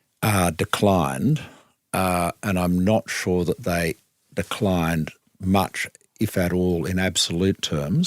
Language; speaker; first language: English; native; English